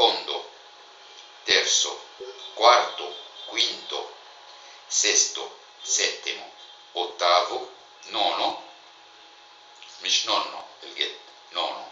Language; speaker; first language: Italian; non-native, fluent; Arabic